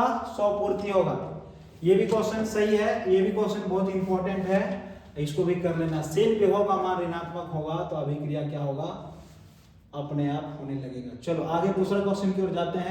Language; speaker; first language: Hindi; native; Hindi